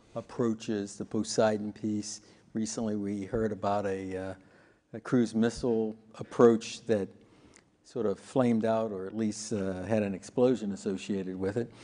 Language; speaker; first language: English; native; English